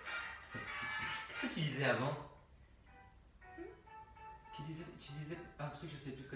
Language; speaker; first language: French; native; French